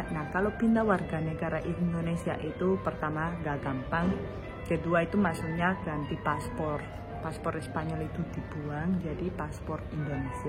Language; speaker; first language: Indonesian; non-native, fluent; Spanish